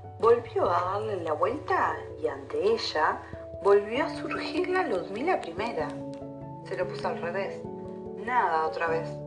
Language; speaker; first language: Spanish; native; Spanish